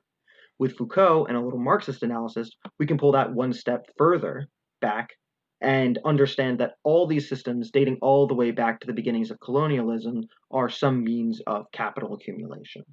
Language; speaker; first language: English; native; English